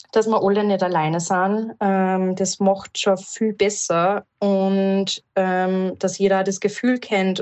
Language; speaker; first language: German; native; German